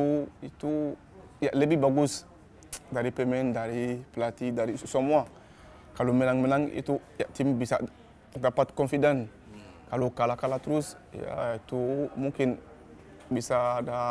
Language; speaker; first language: Indonesian; non-native, learner; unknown